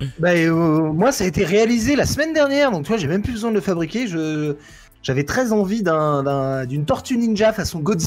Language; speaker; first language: French; native; French